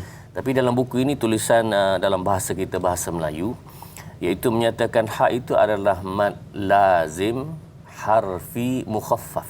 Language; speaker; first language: Malay; native; Malay